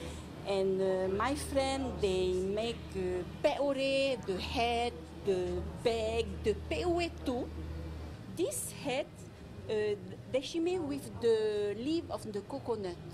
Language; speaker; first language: English; non-native, learner; French